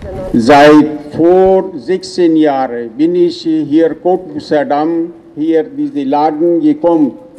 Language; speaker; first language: German; non-native, learner; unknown